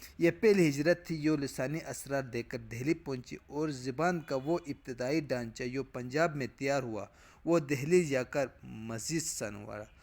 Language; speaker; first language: Urdu; non-native, local second language; Punjabi